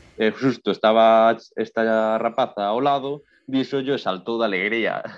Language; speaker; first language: Galician; non-native, local second language; Spanish